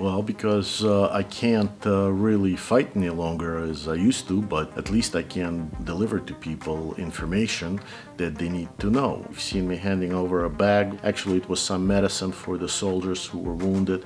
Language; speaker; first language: English; non-native, fluent; Russian